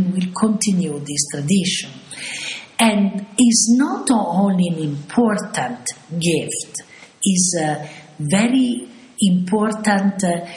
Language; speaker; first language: English; non-native, fluent; Italian